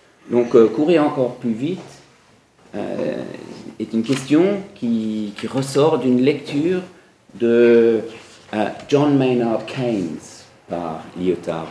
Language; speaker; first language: French; non-native, fluent; English